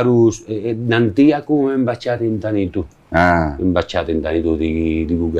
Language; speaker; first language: Indonesian; non-native, learner; Spanish